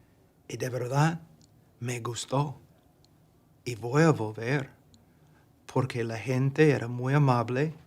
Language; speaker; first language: Spanish; non-native, fluent; English